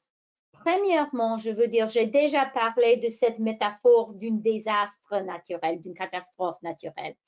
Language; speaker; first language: French; non-native, fluent; English